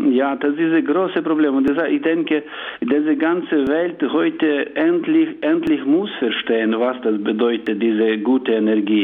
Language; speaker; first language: German; non-native, learner; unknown